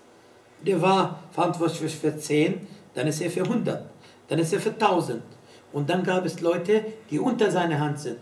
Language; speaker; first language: German; non-native, fluent; Arabic